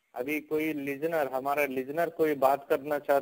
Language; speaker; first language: Hindi; non-native, local second language; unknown